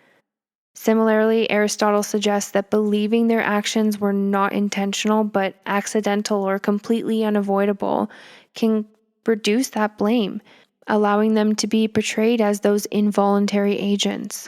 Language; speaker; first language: English; native; English